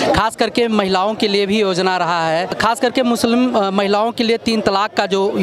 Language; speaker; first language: Hindi; native; Hindi